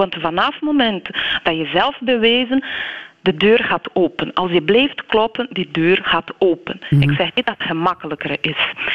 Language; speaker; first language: Dutch; non-native, fluent; Portuguese